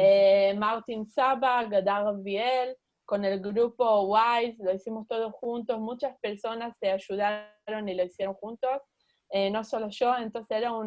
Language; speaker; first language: Spanish; early bilingual, heritage; Spanish